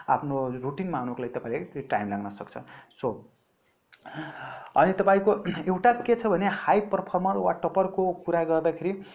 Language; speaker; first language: Nepali; non-native, local second language; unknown